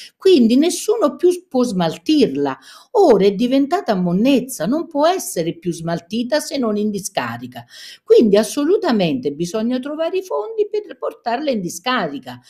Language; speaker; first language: Italian; native; Italian